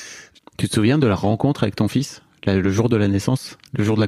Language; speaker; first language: French; native; French